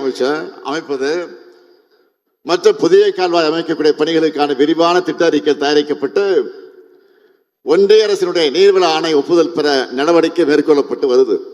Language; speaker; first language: Tamil; native; Tamil